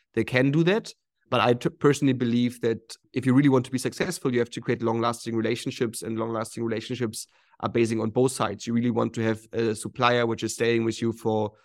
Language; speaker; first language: English; non-native, fluent; German